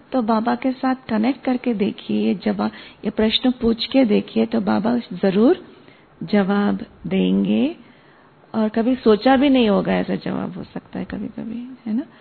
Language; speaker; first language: Hindi; native; Hindi